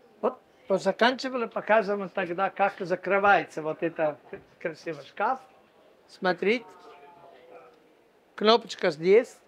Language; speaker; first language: Russian; non-native, fluent; Italian